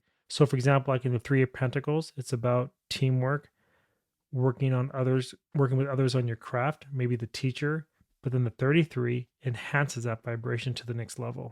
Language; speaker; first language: English; native; English